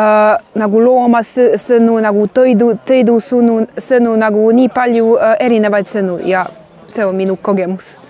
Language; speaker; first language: Estonian; non-native, learner; Croatian